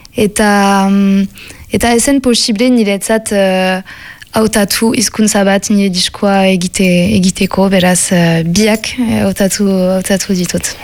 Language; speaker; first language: Basque; non-native, local second language; French